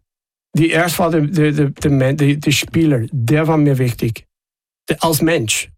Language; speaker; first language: German; non-native, fluent; English